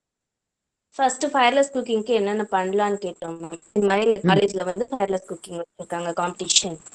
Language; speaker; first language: Tamil; native; Tamil